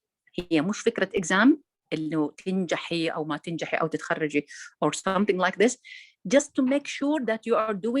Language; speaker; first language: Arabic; native; Arabic